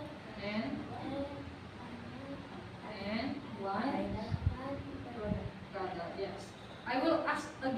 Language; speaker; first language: English; non-native, fluent; Indonesian